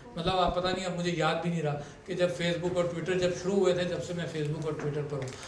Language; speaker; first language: Urdu; native; Urdu